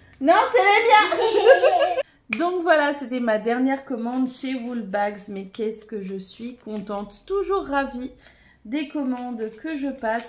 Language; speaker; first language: French; native; French